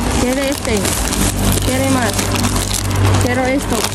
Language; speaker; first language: Spanish; non-native, learner; Filipino